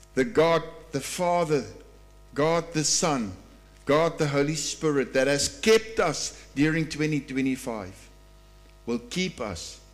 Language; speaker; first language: English; non-native, local second language; Afrikaans